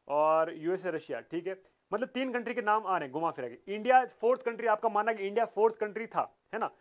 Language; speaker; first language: Hindi; native; Hindi